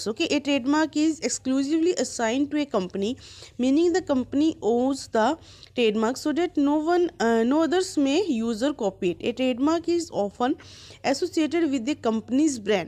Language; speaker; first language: English; non-native, local second language; Hindi